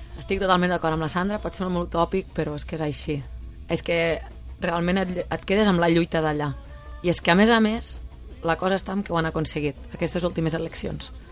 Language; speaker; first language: Catalan; native; Catalan